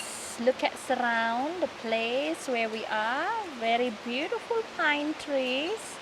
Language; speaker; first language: English; non-native, learner; Indonesian